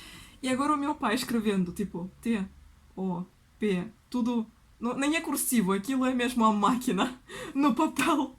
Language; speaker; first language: Portuguese; non-native, fluent; Russian